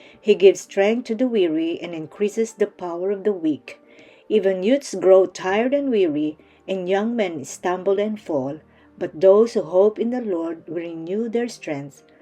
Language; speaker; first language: English; non-native, local second language; Filipino